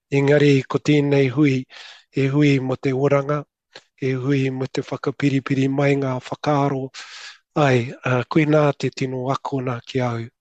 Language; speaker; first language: Māori; non-native, local second language; English